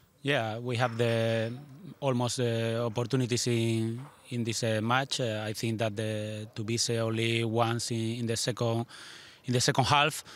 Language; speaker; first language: English; non-native, learner; Spanish